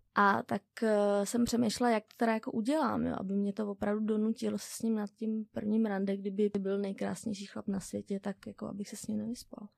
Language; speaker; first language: Czech; native; Czech